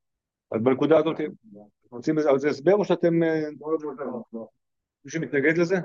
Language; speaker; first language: Hebrew; native; Hebrew